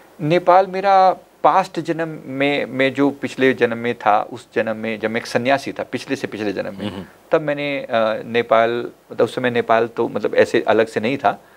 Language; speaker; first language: Hindi; native; Hindi